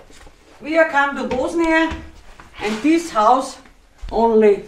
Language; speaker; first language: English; non-native, learner; German